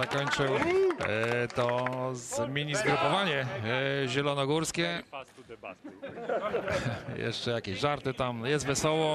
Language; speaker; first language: Polish; native; Polish